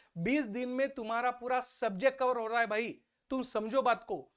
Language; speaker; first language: Hindi; non-native, local second language; Marathi